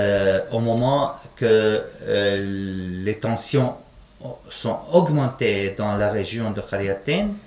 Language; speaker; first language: French; non-native, fluent; Arabic